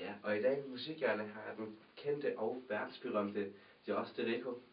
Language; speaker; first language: Danish; native; Danish